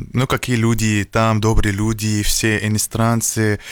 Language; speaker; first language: Russian; non-native, learner; Arabic